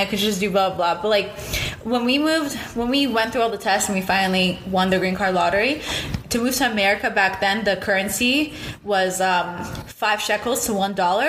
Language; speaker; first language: English; non-native, fluent; Russian